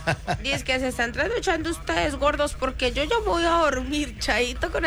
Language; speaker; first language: Spanish; native; Spanish